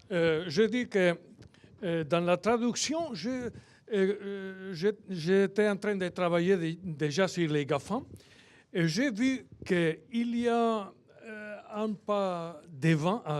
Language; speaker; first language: French; non-native, fluent; Spanish